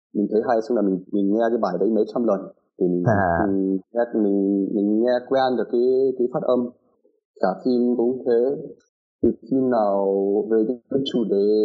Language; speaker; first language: Vietnamese; non-native, fluent; German